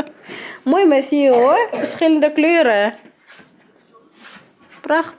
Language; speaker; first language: Dutch; non-native, learner; Waray